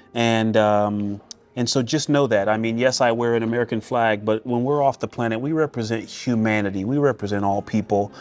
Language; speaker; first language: English; native; English